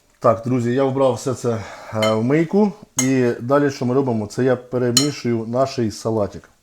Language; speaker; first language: Ukrainian; non-native, local second language; Russian